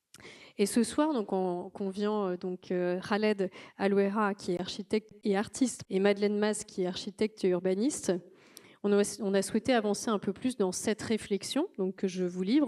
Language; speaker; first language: French; native; French